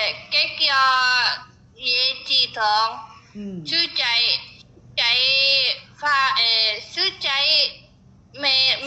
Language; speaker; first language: Cantonese; non-native, learner; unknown